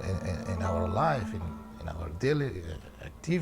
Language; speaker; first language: English; non-native, learner; Persian